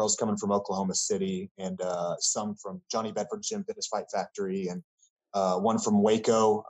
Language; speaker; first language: English; native; English